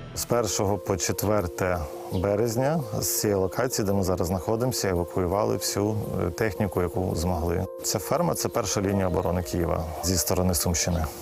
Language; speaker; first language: Ukrainian; native; Ukrainian